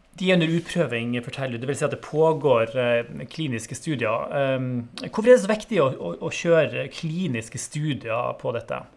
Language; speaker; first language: Norwegian; native; Norwegian